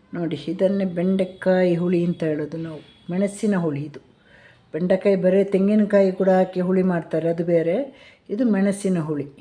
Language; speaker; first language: Kannada; non-native, local second language; Malayalam